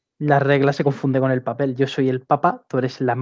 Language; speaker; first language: Spanish; native; Spanish